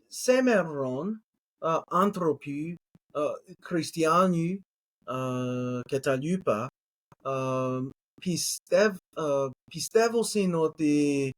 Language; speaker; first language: Greek; non-native, learner; English